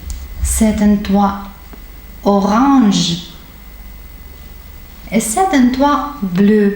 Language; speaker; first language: French; non-native, fluent; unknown